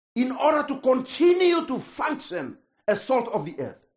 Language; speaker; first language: English; non-native, fluent; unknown